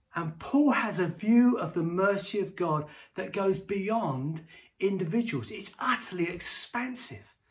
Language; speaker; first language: English; native; English